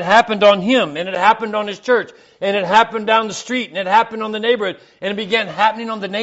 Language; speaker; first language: English; native; English